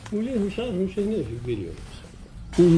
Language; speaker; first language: Arabic; native; Arabic